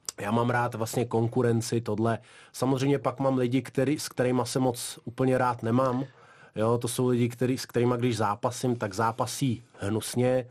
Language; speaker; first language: Czech; early bilingual, other home language; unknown